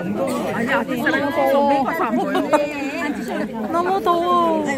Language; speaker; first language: Korean; non-native, learner; Filipino